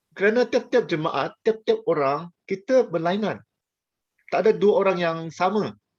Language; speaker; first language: Malay; non-native, local second language; Chinese